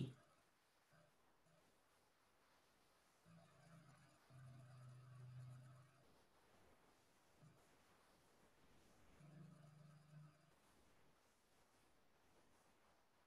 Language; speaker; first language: Arabic; non-native, fluent; Indonesian